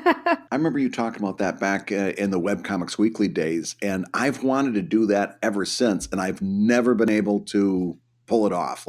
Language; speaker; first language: English; native; English